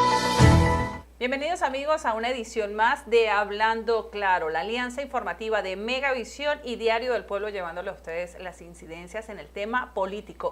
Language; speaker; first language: Spanish; native; Spanish